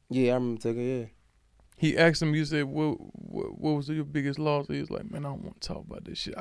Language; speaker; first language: English; native; English